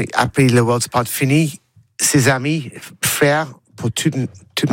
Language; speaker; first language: French; non-native, learner; English